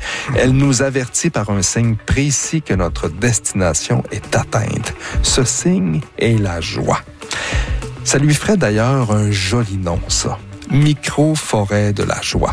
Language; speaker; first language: French; native; French